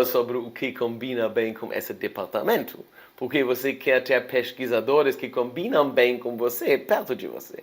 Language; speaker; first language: Portuguese; non-native, fluent; German